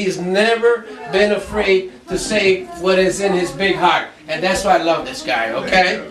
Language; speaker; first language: English; non-native, fluent; Spanish